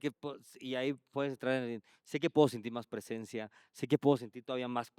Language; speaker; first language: Spanish; native; Spanish